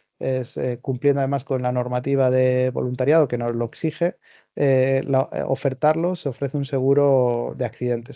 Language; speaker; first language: Spanish; native; Spanish